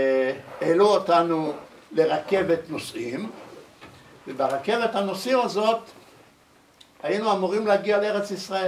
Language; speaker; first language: Hebrew; early bilingual, other home language; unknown